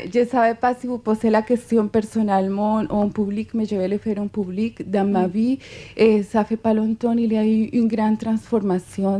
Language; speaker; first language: French; non-native, fluent; Spanish